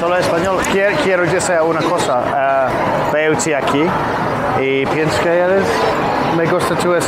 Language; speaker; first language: Spanish; non-native, learner; English